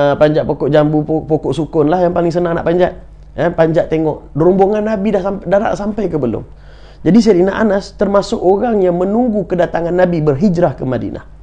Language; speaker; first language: Malay; native; Malay